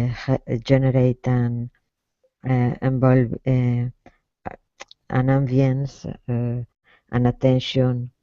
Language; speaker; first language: English; non-native, learner; Spanish